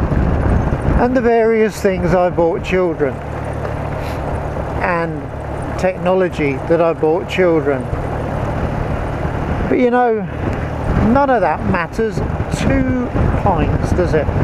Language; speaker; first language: English; native; English